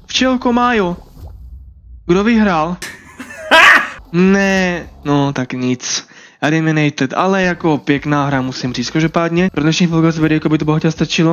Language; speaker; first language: Czech; native; Czech